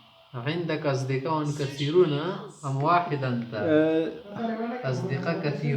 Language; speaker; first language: Arabic; non-native, fluent; Urdu